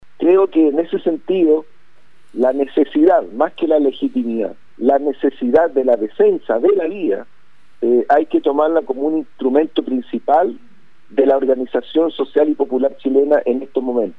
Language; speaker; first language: Spanish; native; Spanish